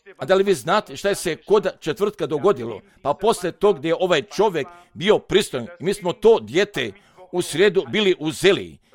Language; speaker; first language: Serbian; native; Serbian